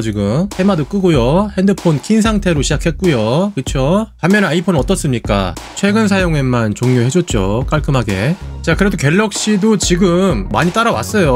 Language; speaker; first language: Korean; native; Korean